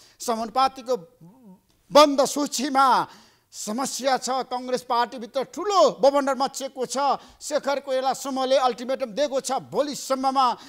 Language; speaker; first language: Nepali; native; Nepali